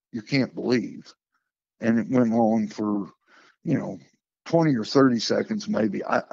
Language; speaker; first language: English; native; English